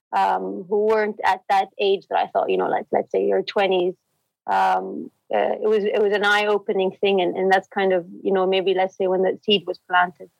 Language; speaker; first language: English; non-native, fluent; Arabic